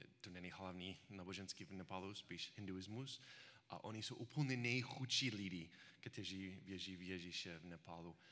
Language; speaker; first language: Czech; non-native, learner; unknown